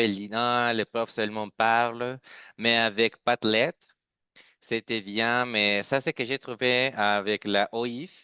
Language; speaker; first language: French; non-native, fluent; Spanish